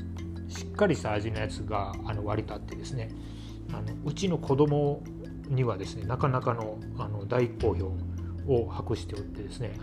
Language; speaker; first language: Japanese; native; Japanese